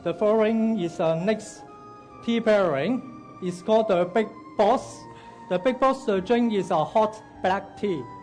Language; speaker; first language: English; non-native, local second language; Cantonese